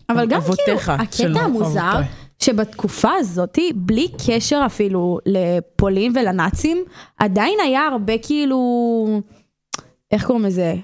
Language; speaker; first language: Hebrew; native; Hebrew